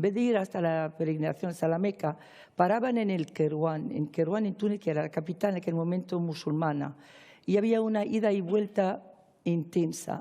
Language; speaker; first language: Spanish; non-native, fluent; Arabic